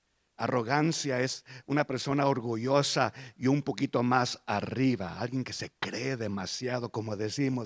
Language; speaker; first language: Spanish; early bilingual, heritage; Spanish